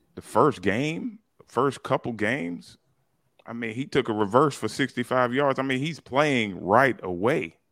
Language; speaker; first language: English; native; English